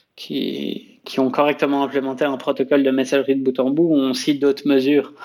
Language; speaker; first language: French; native; French